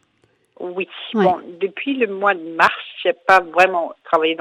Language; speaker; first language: French; non-native, fluent; Danish